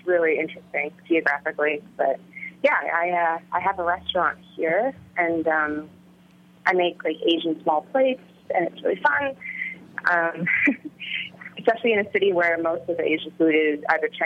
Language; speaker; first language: English; early bilingual, other home language; Vietnamese